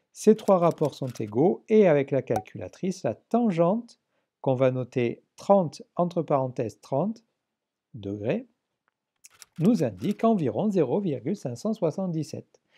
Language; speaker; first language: French; native; French